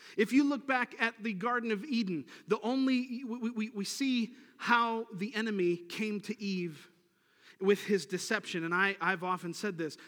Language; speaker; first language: English; native; English